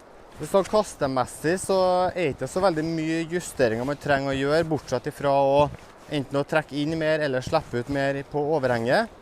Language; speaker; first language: Norwegian; native; Norwegian